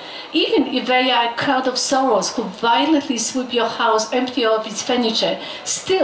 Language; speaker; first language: English; non-native, fluent; Polish